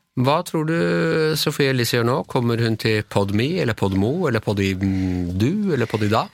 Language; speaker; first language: Norwegian; native; Norwegian